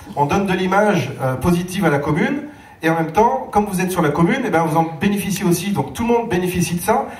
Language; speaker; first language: French; native; French